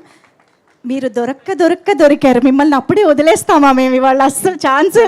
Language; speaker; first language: Telugu; native; Telugu